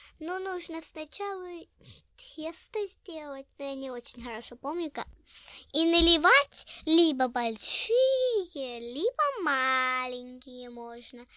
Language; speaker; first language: Russian; early bilingual, heritage; Russian